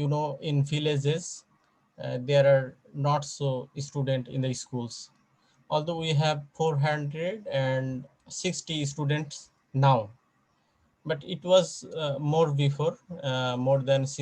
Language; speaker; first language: English; non-native, fluent; Bangla